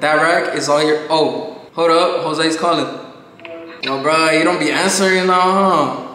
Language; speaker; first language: English; early bilingual, other home language; Spanish